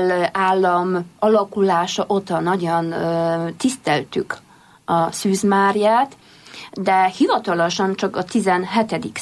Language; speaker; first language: Hungarian; non-native, fluent; Polish